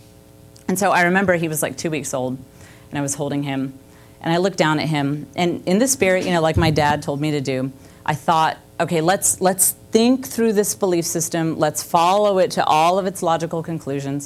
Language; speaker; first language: English; native; English